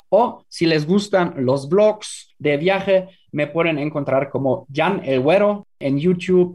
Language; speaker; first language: Spanish; non-native, fluent; German